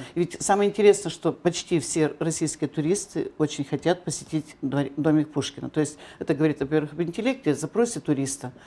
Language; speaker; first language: Russian; native; Russian